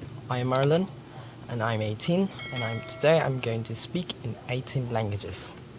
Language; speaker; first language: English; non-native, local second language; Filipino